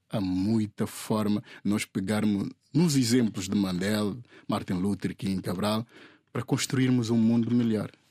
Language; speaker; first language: Portuguese; non-native, local second language; Upper Guinea Crioulo